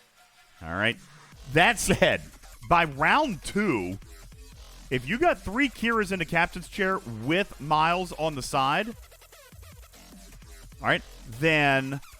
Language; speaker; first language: English; native; English